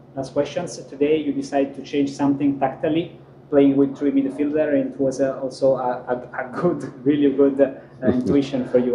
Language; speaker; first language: English; non-native, fluent; Italian